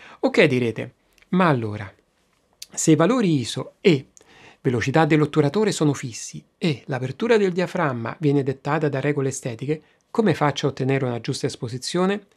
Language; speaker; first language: Italian; native; Italian